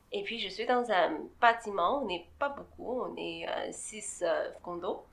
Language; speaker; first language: French; non-native, fluent; Chinese